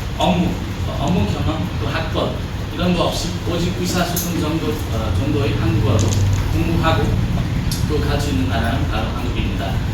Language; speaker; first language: Korean; non-native, fluent; Nepali